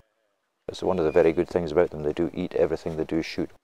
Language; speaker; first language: English; native; English